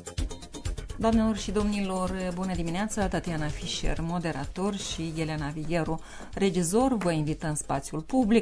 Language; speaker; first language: Romanian; native; Romanian